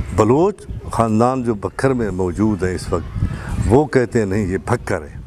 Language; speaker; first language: Urdu; non-native, local second language; Saraiki